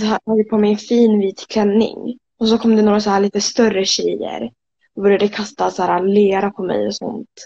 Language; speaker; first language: Swedish; native; Swedish